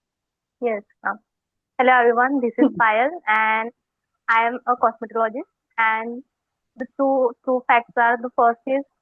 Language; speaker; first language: English; non-native, local second language; Hindi